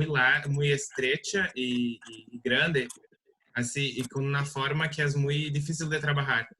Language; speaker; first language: Spanish; non-native, learner; Portuguese